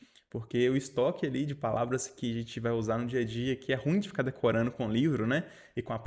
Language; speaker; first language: Portuguese; native; Portuguese